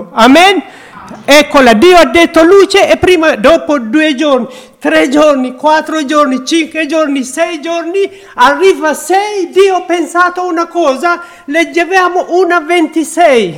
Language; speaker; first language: Italian; non-native, learner; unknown